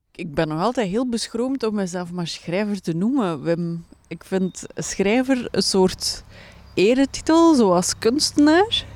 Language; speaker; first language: Dutch; native; Dutch